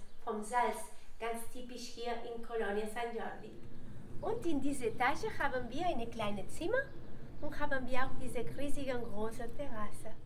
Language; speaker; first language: German; non-native, learner; Spanish